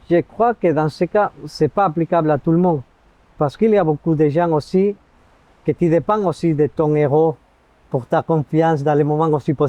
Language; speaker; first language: French; non-native, fluent; Spanish